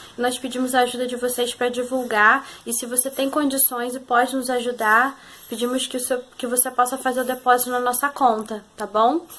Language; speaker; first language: Portuguese; native; Portuguese